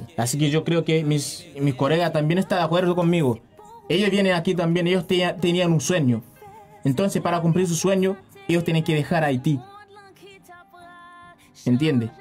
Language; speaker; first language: Spanish; non-native, learner; Haitian Creole